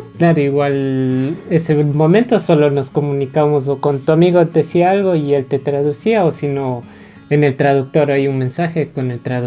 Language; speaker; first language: Spanish; native; Spanish